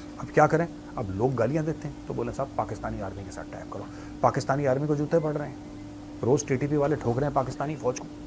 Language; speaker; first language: Hindi; native; Hindi